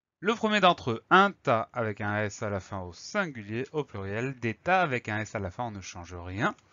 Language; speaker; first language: French; native; French